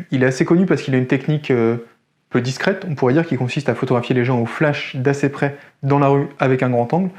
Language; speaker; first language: French; native; French